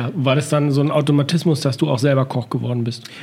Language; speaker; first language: German; native; German